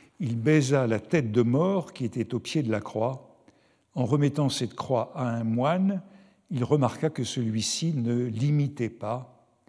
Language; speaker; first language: French; native; French